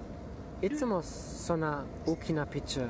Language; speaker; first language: Japanese; non-native, learner; German